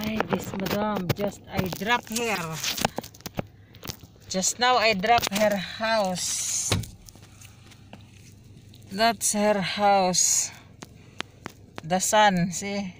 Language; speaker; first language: English; non-native, local second language; Filipino